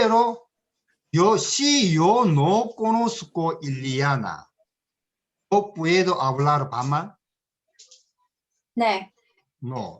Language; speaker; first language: Spanish; non-native, learner; Korean